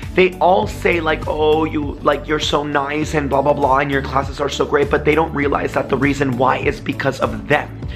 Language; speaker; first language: English; native; English